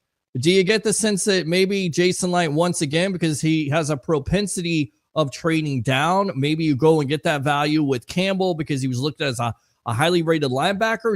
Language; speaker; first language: English; native; English